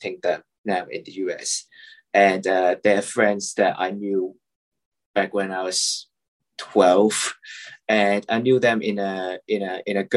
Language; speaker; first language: English; non-native, local second language; Cantonese